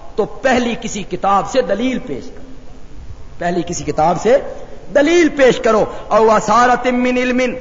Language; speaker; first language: Urdu; non-native, local second language; Punjabi